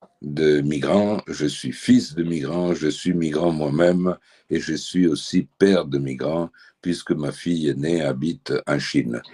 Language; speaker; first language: French; early bilingual, heritage; French